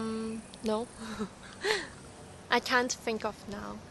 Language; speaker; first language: English; non-native, learner; Cantonese